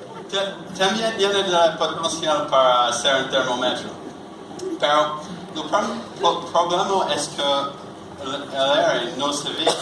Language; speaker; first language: Spanish; non-native, learner; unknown